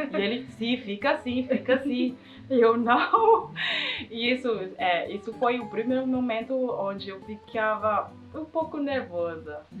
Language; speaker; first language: Portuguese; non-native, fluent; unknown